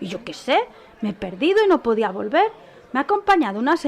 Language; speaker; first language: Spanish; native; Spanish